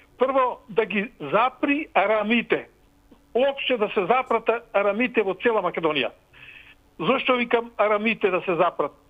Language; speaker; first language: Macedonian; native; Macedonian